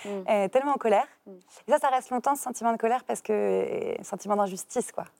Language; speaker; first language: French; native; French